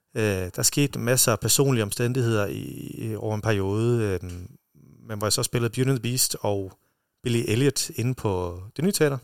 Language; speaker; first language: Danish; early bilingual, heritage; Danish